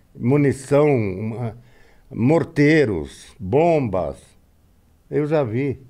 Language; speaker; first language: Portuguese; non-native, fluent; Arabic